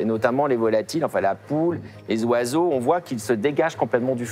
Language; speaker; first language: French; native; French